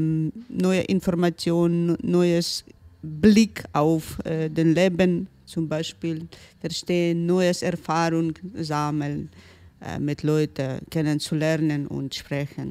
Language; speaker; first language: German; non-native, learner; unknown